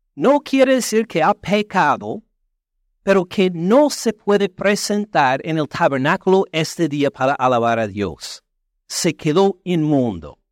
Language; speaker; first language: Spanish; non-native, fluent; English